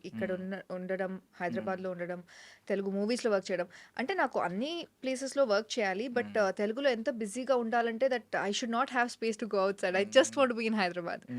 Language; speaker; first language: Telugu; non-native, fluent; Konkani